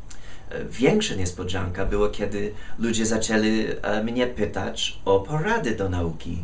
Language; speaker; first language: Polish; non-native, fluent; English